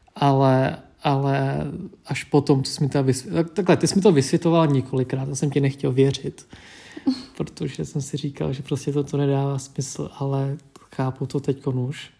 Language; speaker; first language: Czech; early bilingual, other home language; Vietnamese